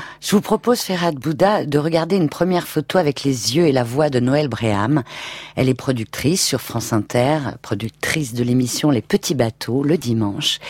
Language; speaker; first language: French; native; French